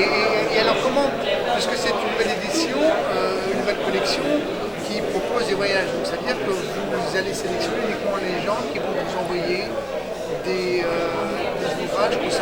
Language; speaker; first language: French; native; French